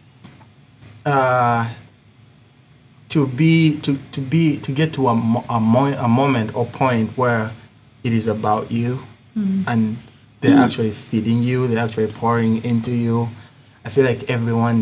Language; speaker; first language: English; non-native, local second language; Ganda